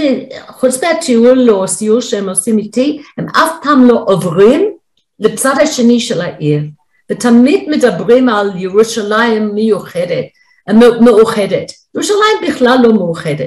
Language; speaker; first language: Hebrew; non-native, fluent; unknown